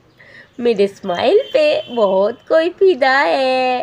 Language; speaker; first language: Hindi; non-native, local second language; Bangla